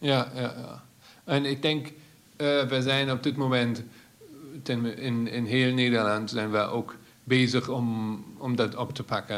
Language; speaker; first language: Dutch; non-native, fluent; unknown